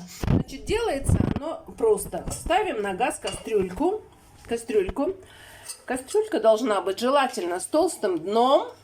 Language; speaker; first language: Russian; native; Russian